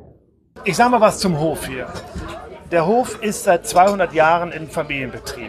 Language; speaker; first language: German; native; German